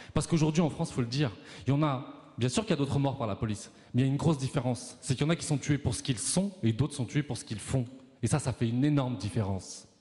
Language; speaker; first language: French; native; French